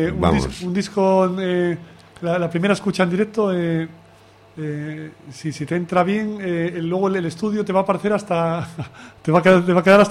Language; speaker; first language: Spanish; native; Spanish